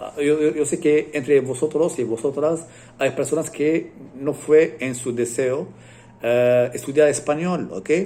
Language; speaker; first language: Spanish; non-native, fluent; Arabic